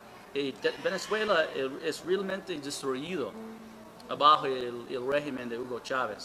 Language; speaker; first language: Spanish; non-native, learner; English